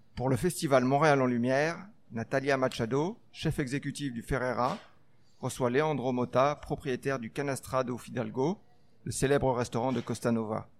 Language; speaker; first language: French; native; French